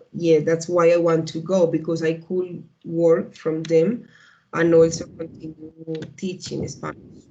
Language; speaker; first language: English; non-native, learner; Spanish